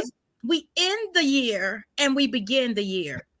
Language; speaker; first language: English; native; English